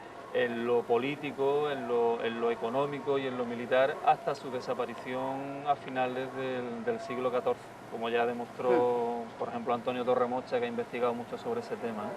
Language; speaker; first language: Spanish; native; Spanish